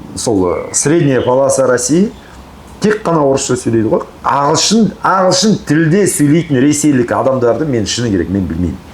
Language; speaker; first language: Kazakh; early bilingual, heritage; Kazakh